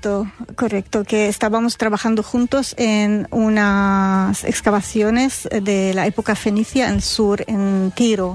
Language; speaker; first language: Spanish; non-native, fluent; Arabic